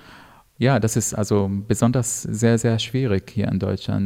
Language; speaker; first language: German; non-native, fluent; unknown